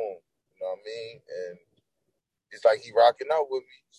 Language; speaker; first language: English; native; English